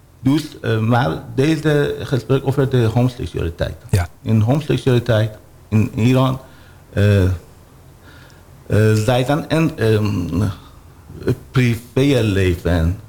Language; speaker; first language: Dutch; non-native, learner; Persian